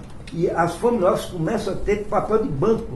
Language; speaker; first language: Portuguese; native; Portuguese